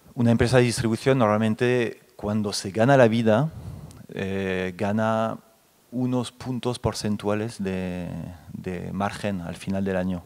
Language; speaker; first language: Spanish; non-native, fluent; French